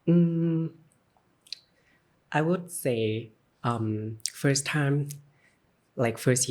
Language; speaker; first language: English; non-native, learner; Thai